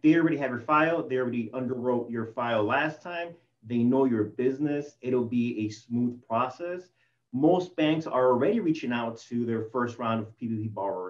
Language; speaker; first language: English; early bilingual, other home language; Spanish